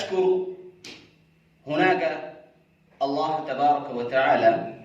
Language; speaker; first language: Arabic; non-native, fluent; Urdu